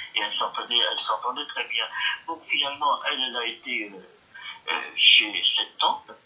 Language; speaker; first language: French; early bilingual, other home language; Yiddish